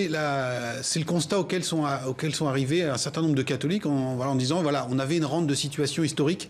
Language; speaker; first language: French; native; French